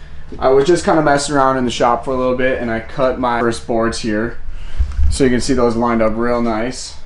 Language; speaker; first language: English; native; English